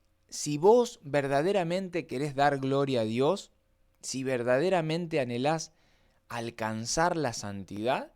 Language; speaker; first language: Spanish; native; Spanish